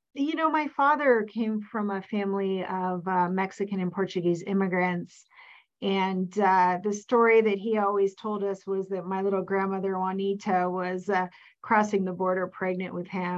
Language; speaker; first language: English; native; English